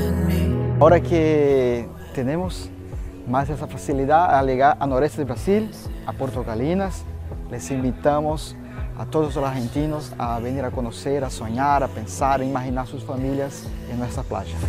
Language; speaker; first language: Spanish; non-native, fluent; Portuguese